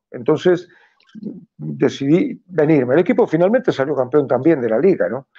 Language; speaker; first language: Spanish; native; Spanish